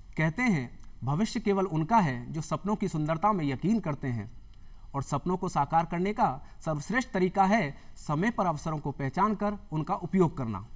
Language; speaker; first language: Hindi; native; Hindi